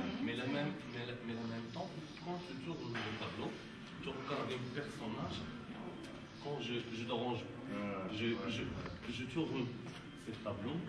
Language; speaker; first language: French; non-native, local second language; Arabic